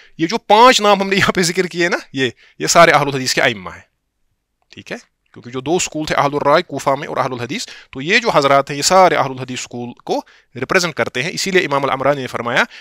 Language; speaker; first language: Urdu; non-native, local second language; Kashmiri